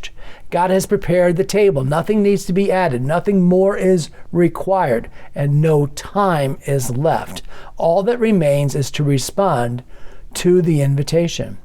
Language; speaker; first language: English; native; English